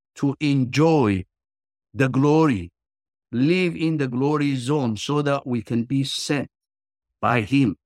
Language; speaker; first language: English; non-native, fluent; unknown